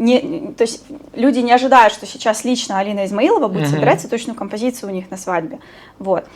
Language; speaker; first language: Russian; native; Russian